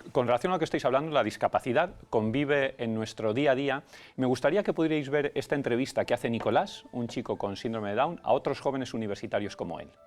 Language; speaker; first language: Spanish; native; Spanish